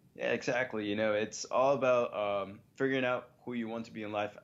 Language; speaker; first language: English; early bilingual, other home language; Spanish